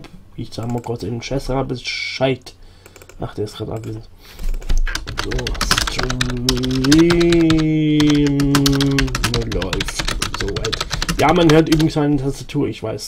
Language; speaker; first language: German; native; German